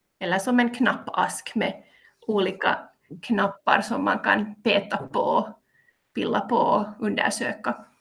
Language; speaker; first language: Swedish; native; Swedish